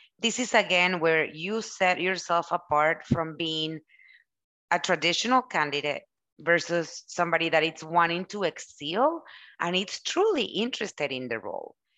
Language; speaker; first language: English; non-native, fluent; Spanish